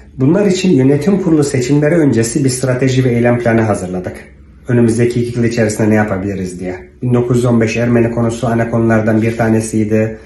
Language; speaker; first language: Turkish; native; Turkish